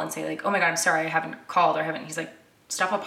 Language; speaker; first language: English; native; English